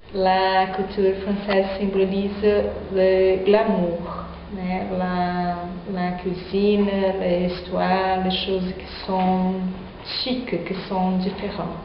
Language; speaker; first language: French; non-native, learner; Portuguese